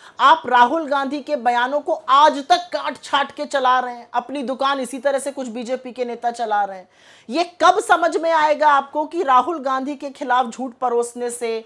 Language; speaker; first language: Hindi; native; Hindi